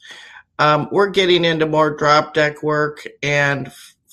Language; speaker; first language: English; native; English